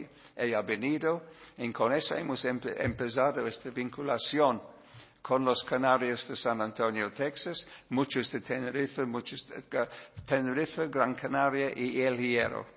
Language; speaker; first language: Spanish; non-native, learner; English